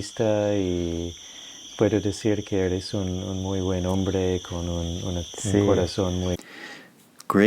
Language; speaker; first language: Spanish; non-native, fluent; English